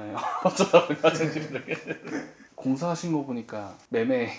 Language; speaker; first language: Korean; native; Korean